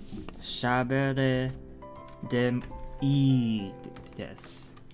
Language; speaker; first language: Japanese; non-native, learner; English